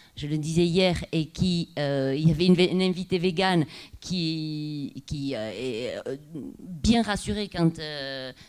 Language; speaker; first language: French; non-native, local second language; Basque